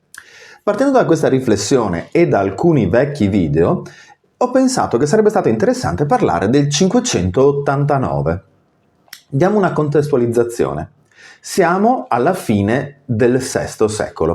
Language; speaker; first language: Italian; native; Italian